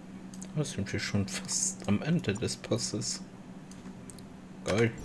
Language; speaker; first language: German; non-native, local second language; Luxembourgish